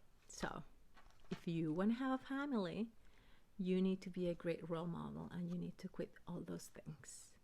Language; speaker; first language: English; early bilingual, other home language; Spanish